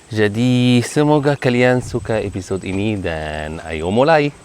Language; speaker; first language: Indonesian; non-native, fluent; Arabic